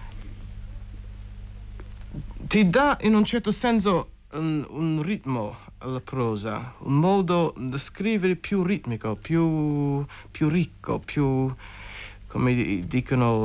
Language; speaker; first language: Italian; non-native, fluent; English